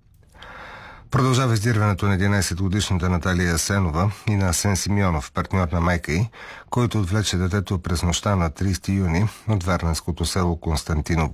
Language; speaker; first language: Bulgarian; native; Bulgarian